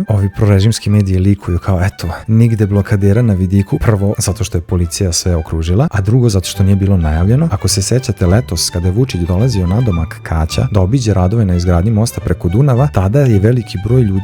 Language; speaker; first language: Serbian; native; Serbian